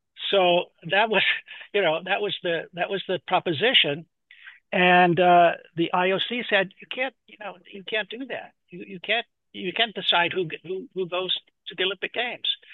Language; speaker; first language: English; native; English